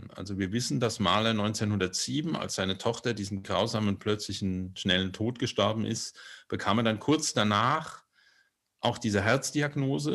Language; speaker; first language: German; native; German